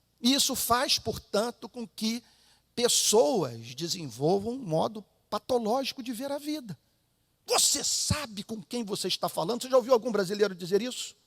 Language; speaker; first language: Portuguese; native; Portuguese